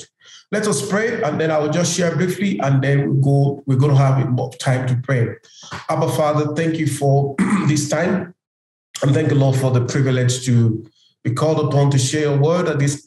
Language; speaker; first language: English; non-native, local second language; Yoruba